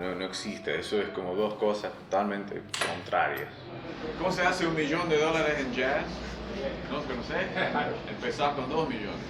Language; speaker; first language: Spanish; early bilingual, other home language; English